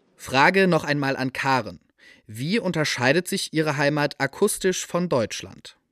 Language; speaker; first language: German; native; German